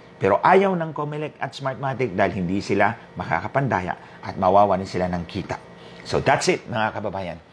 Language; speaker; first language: Filipino; non-native, local second language; Waray